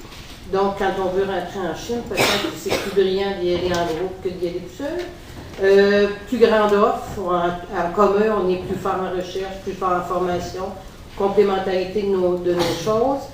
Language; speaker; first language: French; native; French